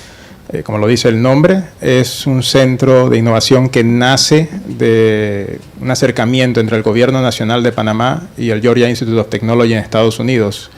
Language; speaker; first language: Spanish; native; Spanish